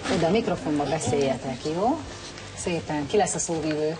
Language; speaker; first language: Hungarian; native; Hungarian